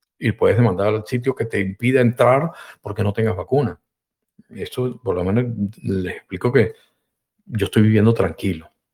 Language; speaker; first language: Spanish; native; Spanish